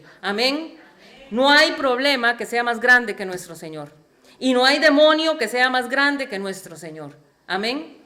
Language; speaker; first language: Spanish; native; Spanish